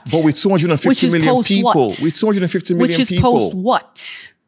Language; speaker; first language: English; non-native, local second language; Yoruba